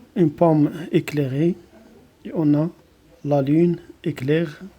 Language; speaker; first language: French; non-native, local second language; Arabic